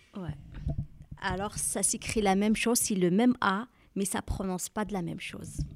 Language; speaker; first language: French; non-native, learner; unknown